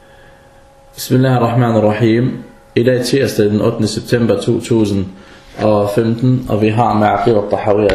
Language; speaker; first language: Danish; early bilingual, other home language; Arabic